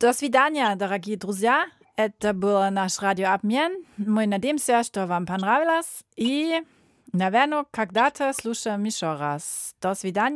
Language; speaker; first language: Russian; non-native, learner; German